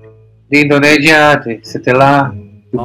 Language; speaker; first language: Indonesian; non-native, fluent; Hebrew